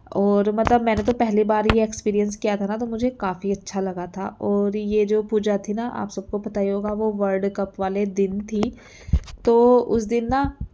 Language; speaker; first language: Hindi; native; Hindi